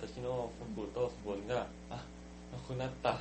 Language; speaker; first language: Japanese; non-native, learner; Thai